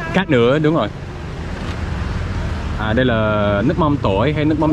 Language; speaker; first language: Vietnamese; non-native, learner; English